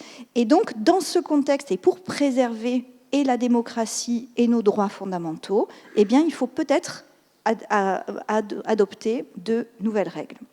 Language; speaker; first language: French; native; French